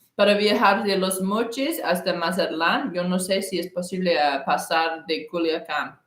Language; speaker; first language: Spanish; non-native, learner; English